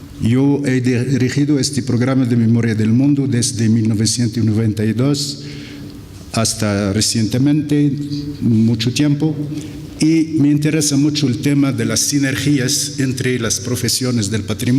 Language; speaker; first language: Spanish; non-native, fluent; Arabic